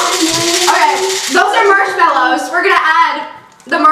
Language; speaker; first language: English; native; English